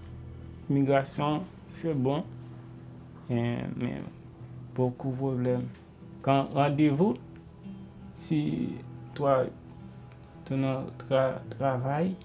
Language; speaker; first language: French; non-native, learner; Haitian Creole